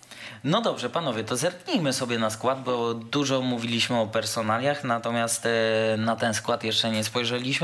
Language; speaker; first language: Polish; native; Polish